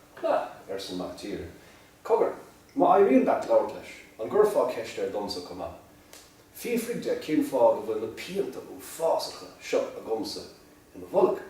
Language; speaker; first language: Irish; native; Irish